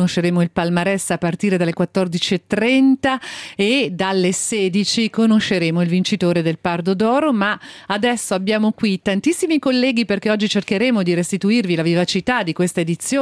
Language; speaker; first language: Italian; native; Italian